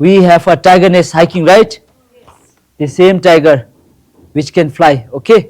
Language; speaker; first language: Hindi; non-native, fluent; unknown